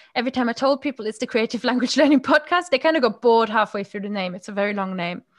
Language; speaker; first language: English; non-native, fluent; German